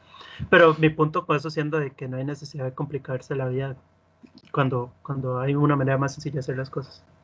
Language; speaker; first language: Spanish; native; Spanish